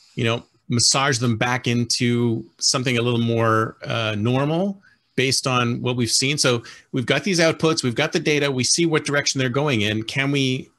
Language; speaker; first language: English; native; English